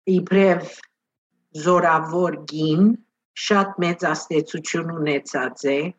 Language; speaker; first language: Armenian; early bilingual, heritage; Armenian